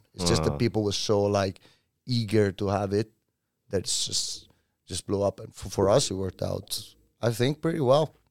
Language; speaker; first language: English; non-native, fluent; Italian